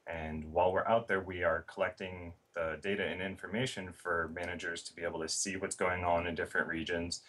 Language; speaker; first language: English; native; English